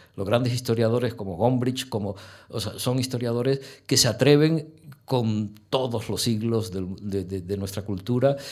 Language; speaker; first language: Spanish; native; Spanish